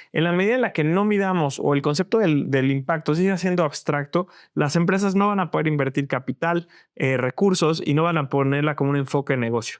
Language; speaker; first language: Spanish; native; Spanish